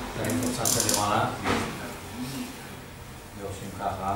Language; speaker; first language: Hebrew; non-native, learner; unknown